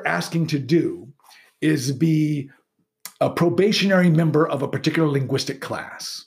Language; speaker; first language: English; native; English